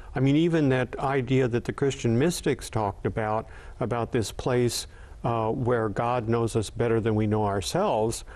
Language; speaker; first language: English; native; English